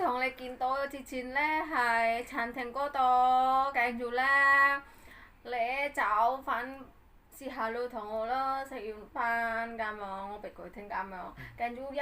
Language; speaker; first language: Cantonese; non-native, learner; Javanese